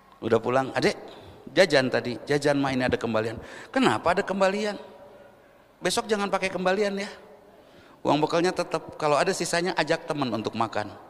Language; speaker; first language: Indonesian; non-native, local second language; Sundanese